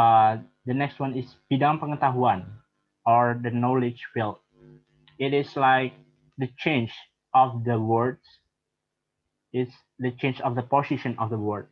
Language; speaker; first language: English; non-native, learner; Indonesian